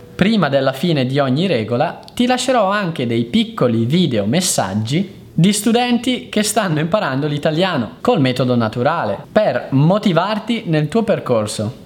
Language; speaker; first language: Italian; native; Italian